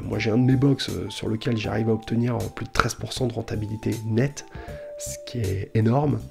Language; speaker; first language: French; native; French